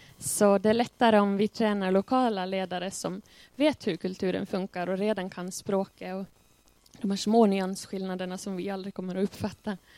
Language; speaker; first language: Swedish; native; Swedish